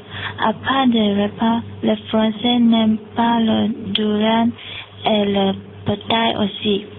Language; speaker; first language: French; non-native, learner; Malay